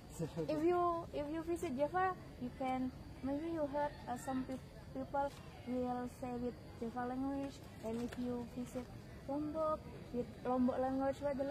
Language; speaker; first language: English; non-native, learner; Javanese